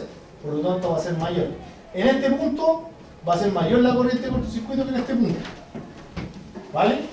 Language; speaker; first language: Spanish; native; Spanish